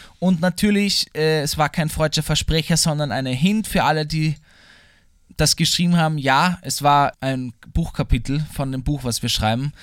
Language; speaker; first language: German; native; German